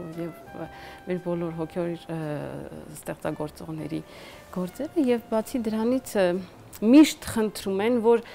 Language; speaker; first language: Armenian; native; Armenian